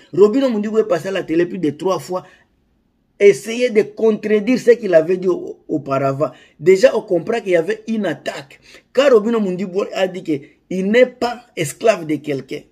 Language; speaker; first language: French; non-native, local second language; Lingala